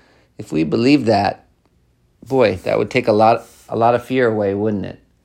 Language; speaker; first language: English; native; English